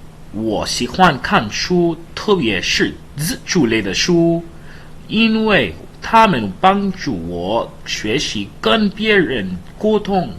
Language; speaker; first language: Chinese; non-native, learner; English